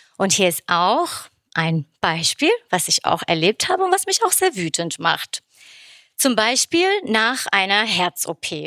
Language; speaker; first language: German; early bilingual, other home language; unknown